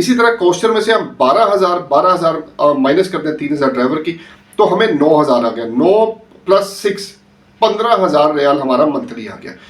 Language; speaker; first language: Urdu; native; Urdu